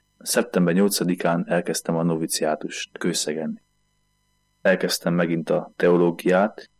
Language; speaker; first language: Hungarian; native; Hungarian